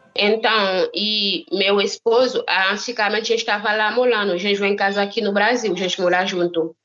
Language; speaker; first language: Portuguese; non-native, learner; Haitian Creole